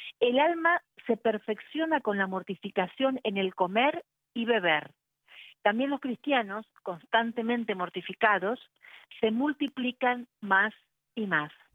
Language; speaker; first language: Spanish; native; Spanish